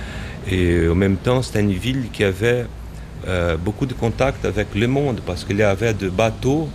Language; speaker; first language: French; non-native, fluent; Portuguese